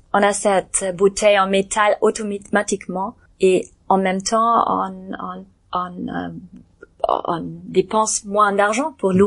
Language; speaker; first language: French; non-native, learner; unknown